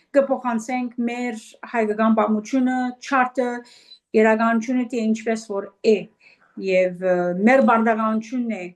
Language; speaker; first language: Armenian; early bilingual, heritage; Armenian